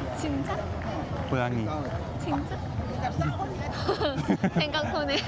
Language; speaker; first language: Korean; non-native, learner; Vietnamese